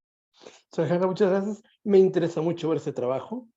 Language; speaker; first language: Spanish; native; Spanish